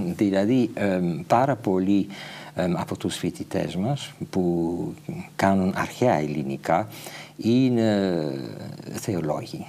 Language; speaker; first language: Greek; non-native, fluent; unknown